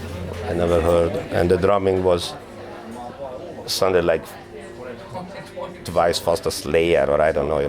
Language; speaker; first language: English; non-native, fluent; Hungarian